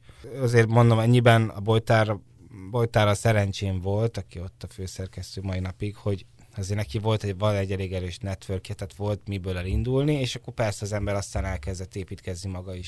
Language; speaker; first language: Hungarian; native; Hungarian